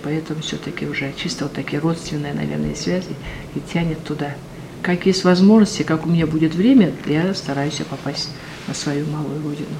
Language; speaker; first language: Russian; non-native, local second language; Kazakh